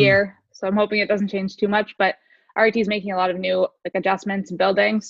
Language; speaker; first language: English; native; English